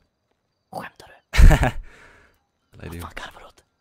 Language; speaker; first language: Swedish; native; Swedish